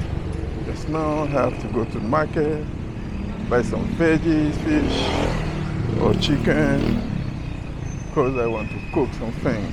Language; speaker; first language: English; non-native, learner; French